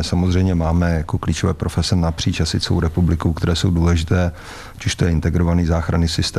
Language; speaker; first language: Czech; native; Czech